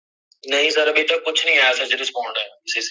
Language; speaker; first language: Urdu; native; Urdu